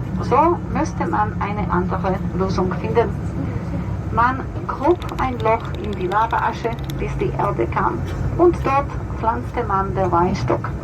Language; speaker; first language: German; non-native, fluent; Spanish